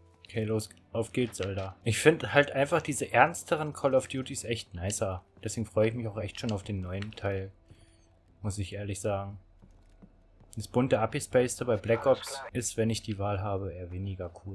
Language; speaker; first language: German; native; German